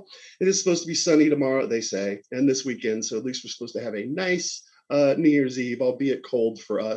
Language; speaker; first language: English; native; English